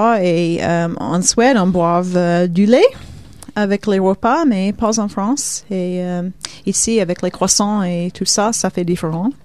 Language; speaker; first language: French; non-native, fluent; Swedish